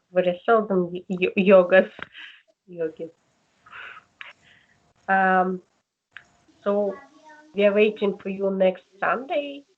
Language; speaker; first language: English; non-native, learner; Russian